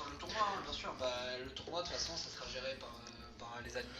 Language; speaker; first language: French; native; French